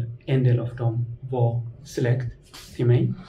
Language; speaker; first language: Swedish; non-native, fluent; Tigrinya